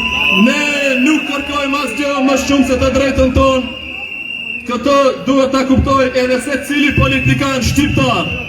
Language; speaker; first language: Albanian; native; Albanian